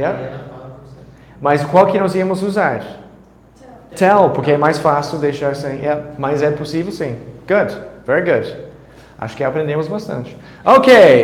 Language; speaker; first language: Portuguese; non-native, fluent; English